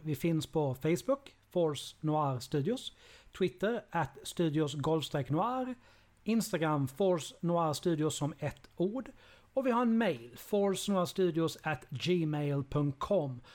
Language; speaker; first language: Swedish; native; Swedish